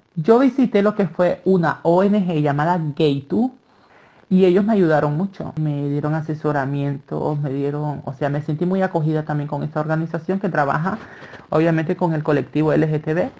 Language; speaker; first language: Spanish; native; Spanish